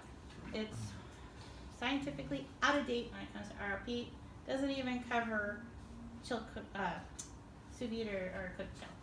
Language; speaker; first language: English; native; English